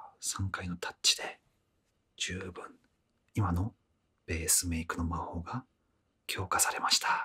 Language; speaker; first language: Japanese; non-native, fluent; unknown